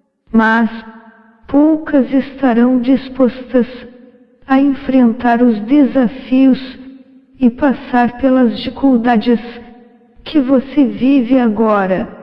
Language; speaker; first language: Portuguese; native; Portuguese